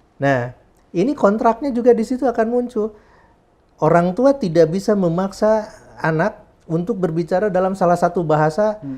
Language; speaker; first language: Indonesian; non-native, local second language; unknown